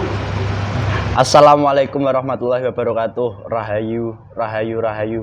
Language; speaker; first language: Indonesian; native; Indonesian